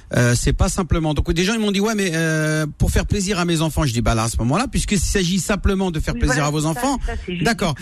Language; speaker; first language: French; native; French